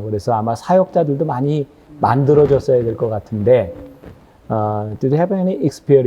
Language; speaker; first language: Korean; native; Korean